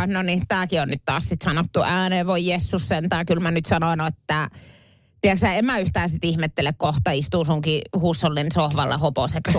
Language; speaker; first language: Finnish; native; Finnish